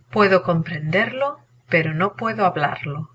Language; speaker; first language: Spanish; non-native, learner; English